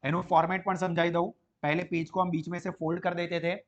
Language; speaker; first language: Hindi; non-native, local second language; Gujarati